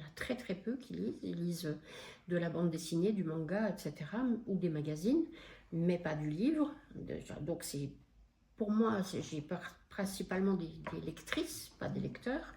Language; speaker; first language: French; native; French